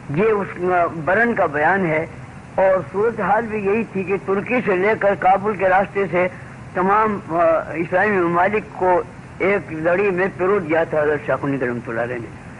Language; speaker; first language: Urdu; native; Urdu